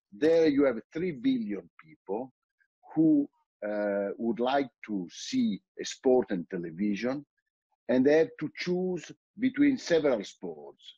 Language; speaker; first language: English; non-native, fluent; Italian